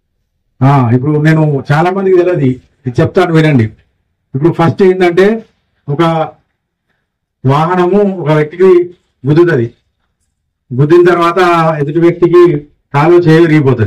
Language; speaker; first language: Telugu; native; Telugu